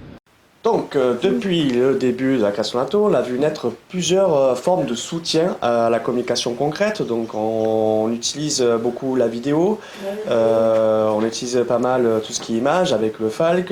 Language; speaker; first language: French; native; French